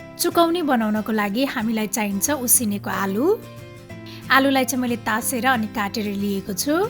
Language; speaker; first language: Nepali; native; Nepali